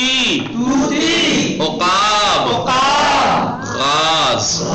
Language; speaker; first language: Persian; non-native, fluent; Urdu